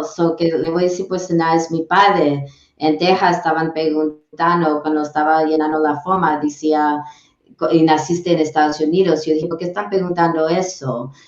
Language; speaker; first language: Spanish; early bilingual, heritage; English